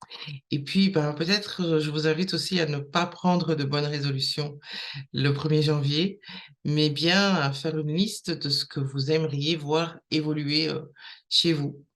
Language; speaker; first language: French; native; French